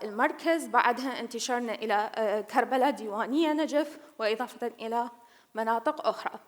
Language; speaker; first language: English; non-native, learner; Arabic